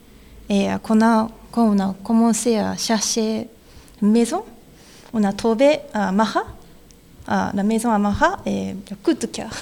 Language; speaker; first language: French; non-native, learner; Japanese